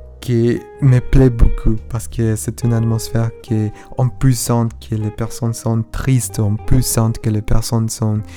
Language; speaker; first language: French; non-native, learner; Spanish